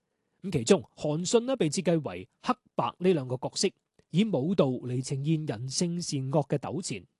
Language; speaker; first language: Chinese; non-native, local second language; Cantonese